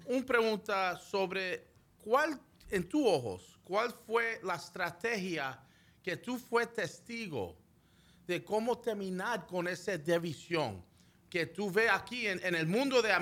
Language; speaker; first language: Spanish; early bilingual, heritage; Spanish